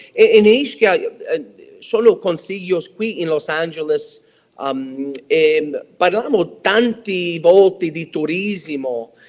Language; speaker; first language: Italian; early bilingual, heritage; English